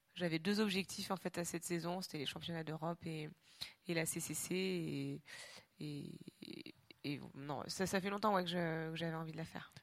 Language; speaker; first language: French; native; French